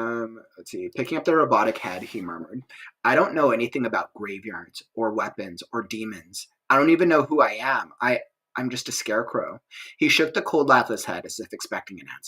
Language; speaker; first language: English; native; English